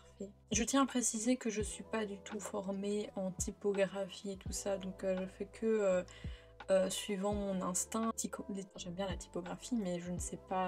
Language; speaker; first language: French; native; French